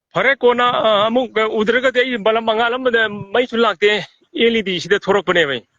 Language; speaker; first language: Manipuri; native; Manipuri